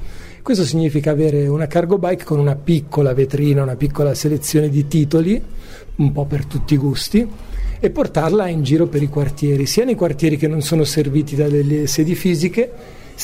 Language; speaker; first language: Italian; native; Italian